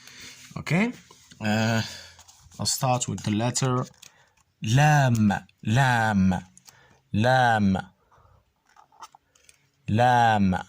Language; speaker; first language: English; non-native, fluent; Arabic